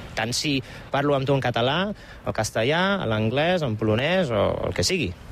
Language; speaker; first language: Catalan; non-native, fluent; Polish